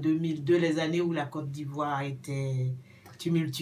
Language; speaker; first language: French; non-native, local second language; Baoulé